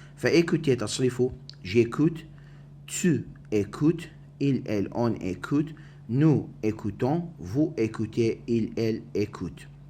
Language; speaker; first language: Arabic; native; Arabic